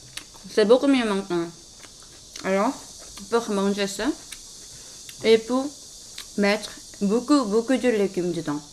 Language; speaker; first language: French; non-native, fluent; Korean